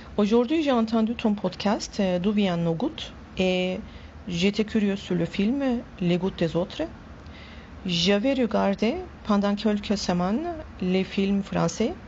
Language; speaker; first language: French; non-native, learner; Turkish